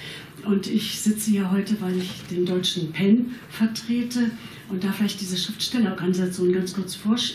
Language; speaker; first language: German; native; German